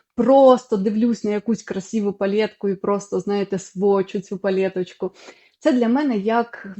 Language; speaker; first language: Ukrainian; non-native, local second language; Russian